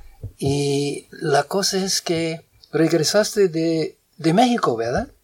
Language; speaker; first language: Spanish; non-native, fluent; English